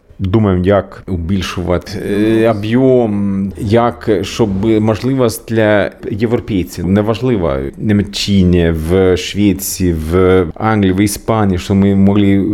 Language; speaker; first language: Ukrainian; non-native, learner; Swedish